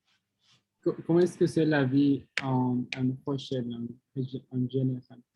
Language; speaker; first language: French; non-native, learner; Spanish